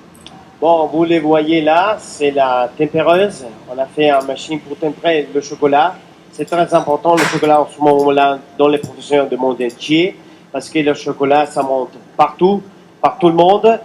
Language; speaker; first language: French; non-native, fluent; Italian